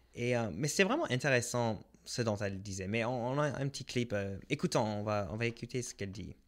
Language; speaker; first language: French; non-native, local second language; English